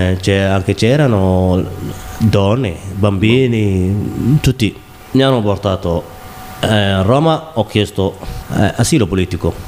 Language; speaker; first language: Italian; non-native, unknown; Somali